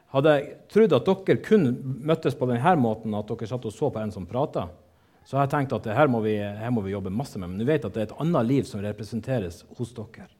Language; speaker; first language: Norwegian; native; Norwegian